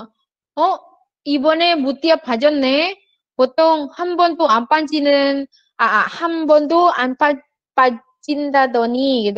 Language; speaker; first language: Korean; non-native, fluent; Indonesian